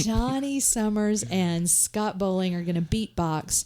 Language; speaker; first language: English; native; English